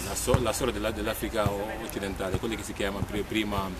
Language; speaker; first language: Italian; non-native, fluent; Mandingo